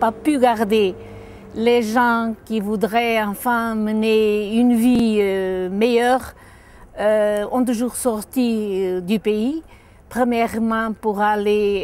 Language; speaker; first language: French; non-native, fluent; Portuguese